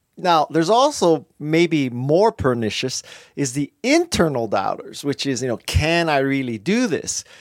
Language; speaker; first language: English; native; English